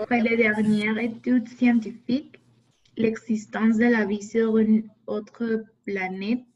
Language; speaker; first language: French; non-native, fluent; Spanish